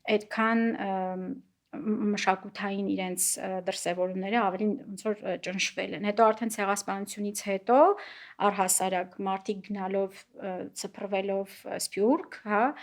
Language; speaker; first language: Armenian; native; Armenian